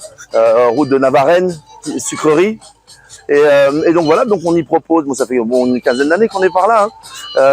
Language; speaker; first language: French; native; French